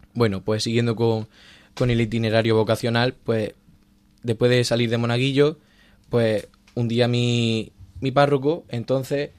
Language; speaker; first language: Spanish; native; Spanish